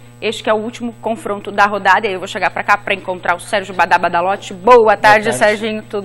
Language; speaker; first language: Portuguese; native; Portuguese